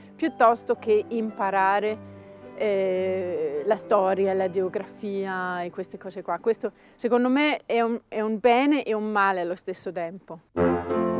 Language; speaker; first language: Italian; non-native, fluent; Danish